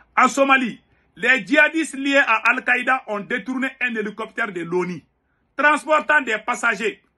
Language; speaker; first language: French; non-native, local second language; Bambara